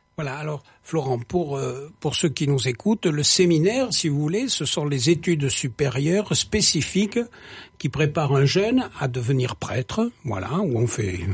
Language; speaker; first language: French; native; French